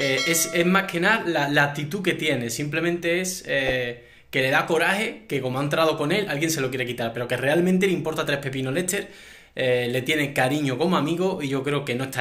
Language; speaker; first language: Spanish; native; Spanish